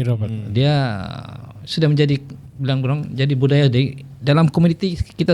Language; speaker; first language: Malay; native; Malay